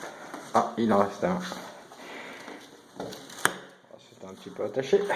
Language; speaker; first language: French; native; French